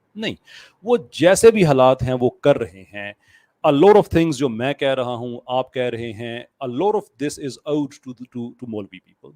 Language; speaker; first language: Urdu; native; Urdu